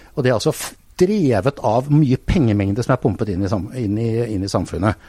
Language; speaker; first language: Norwegian; native; Norwegian